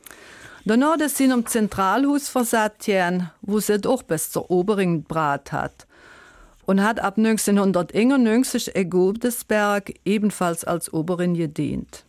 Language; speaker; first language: German; native; German